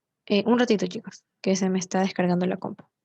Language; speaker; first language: Spanish; native; Spanish